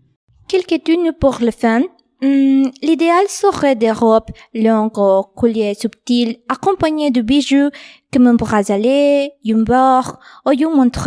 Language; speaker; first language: French; non-native, learner; Spanish